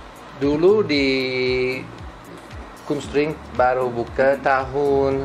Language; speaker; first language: Indonesian; non-native, learner; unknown